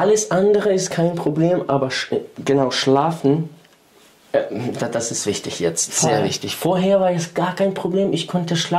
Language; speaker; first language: German; non-native, fluent; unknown